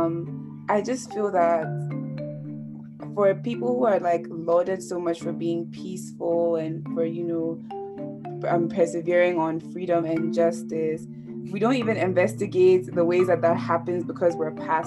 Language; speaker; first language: English; non-native, local second language; Akan